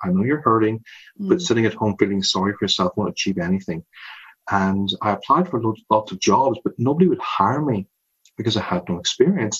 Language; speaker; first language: English; native; English